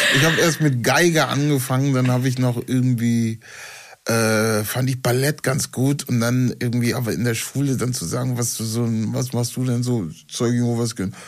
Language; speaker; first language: German; early bilingual, other home language; Ewe